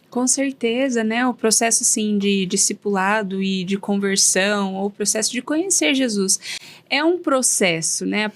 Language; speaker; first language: Portuguese; native; Portuguese